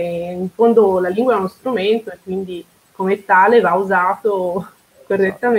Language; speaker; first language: Italian; native; Italian